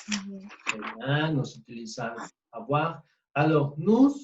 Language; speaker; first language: French; non-native, fluent; Spanish